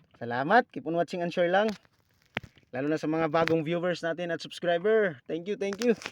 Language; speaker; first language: Filipino; non-native, local second language; Cebuano